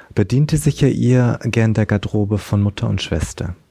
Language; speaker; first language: German; native; German